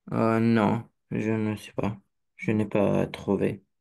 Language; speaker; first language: French; non-native, learner; Romanian